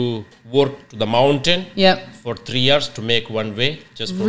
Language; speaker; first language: English; non-native, learner; Persian